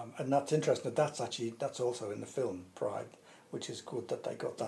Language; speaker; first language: English; native; English